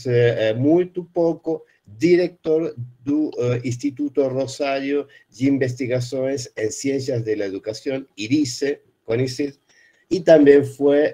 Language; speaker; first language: Portuguese; non-native, fluent; Spanish